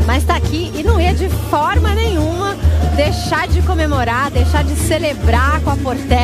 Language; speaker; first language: Portuguese; native; Portuguese